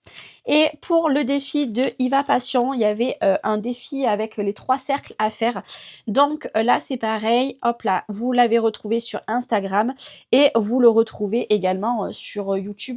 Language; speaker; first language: French; native; French